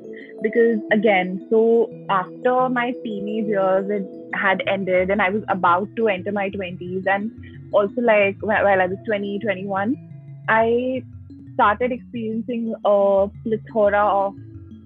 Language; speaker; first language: English; non-native, local second language; Hindi